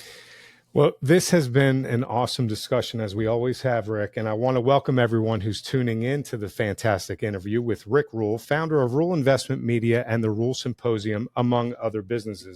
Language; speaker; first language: English; native; English